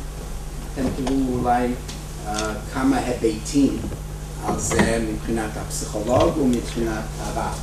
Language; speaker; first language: Hebrew; non-native, fluent; English